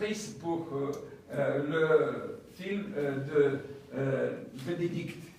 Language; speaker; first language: French; non-native, fluent; Ukrainian